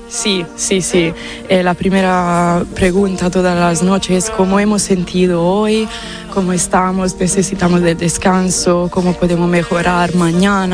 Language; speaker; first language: Spanish; non-native, fluent; Italian